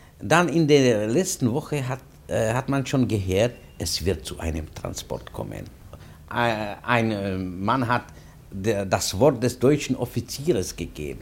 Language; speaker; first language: German; non-native, fluent; Czech